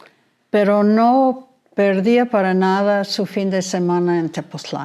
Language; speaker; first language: Spanish; non-native, fluent; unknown